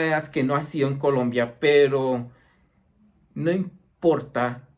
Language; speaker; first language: Spanish; early bilingual, heritage; Spanish